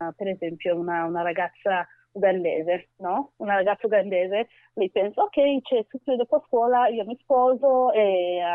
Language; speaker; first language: Italian; non-native, fluent; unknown